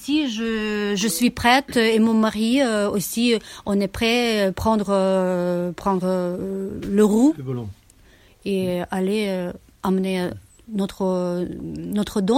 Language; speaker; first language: French; non-native, learner; Ukrainian